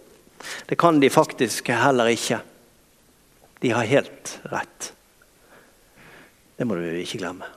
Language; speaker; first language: Norwegian; native; Norwegian